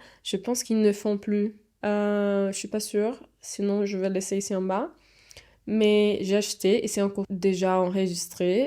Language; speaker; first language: French; non-native, fluent; Portuguese